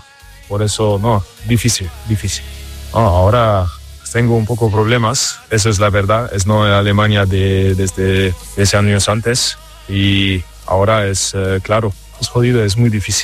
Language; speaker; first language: Spanish; non-native, learner; German